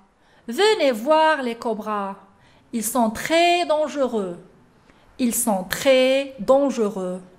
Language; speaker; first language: French; non-native, local second language; Arabic